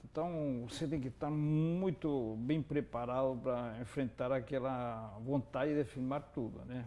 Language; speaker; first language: Portuguese; non-native, fluent; Spanish